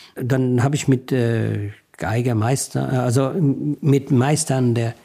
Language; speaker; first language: German; non-native, fluent; Persian